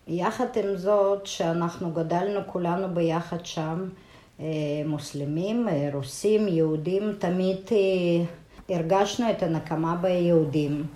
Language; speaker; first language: Hebrew; non-native, fluent; Russian